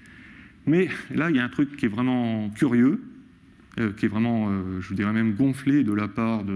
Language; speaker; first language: French; native; French